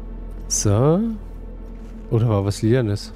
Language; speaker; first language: German; native; German